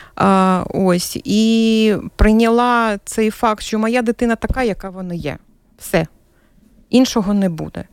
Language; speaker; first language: Ukrainian; native; Ukrainian